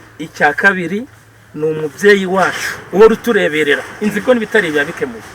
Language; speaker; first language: Kinyarwanda; native; Kinyarwanda